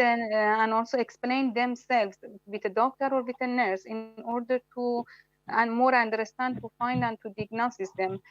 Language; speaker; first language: English; non-native, fluent; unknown